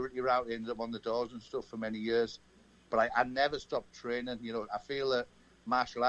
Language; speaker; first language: English; native; English